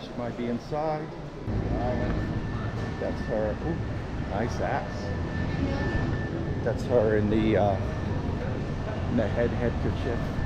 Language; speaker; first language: English; native; English